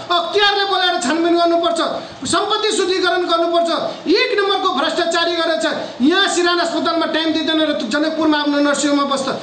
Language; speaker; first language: Nepali; non-native, local second language; Maithili